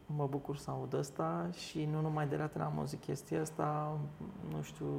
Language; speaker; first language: Romanian; early bilingual, other home language; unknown